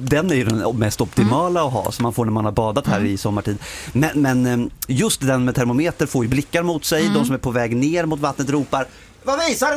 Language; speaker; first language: Swedish; native; Swedish